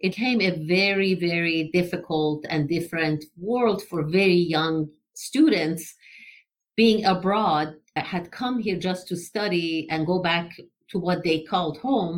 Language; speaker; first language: English; non-native, fluent; Persian